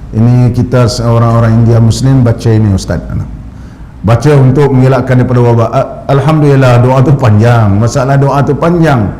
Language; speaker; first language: Malay; native; Malay